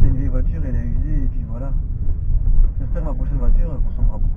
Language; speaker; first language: French; native; French